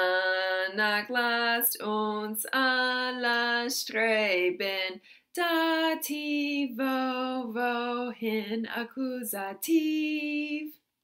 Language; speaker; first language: German; non-native, fluent; English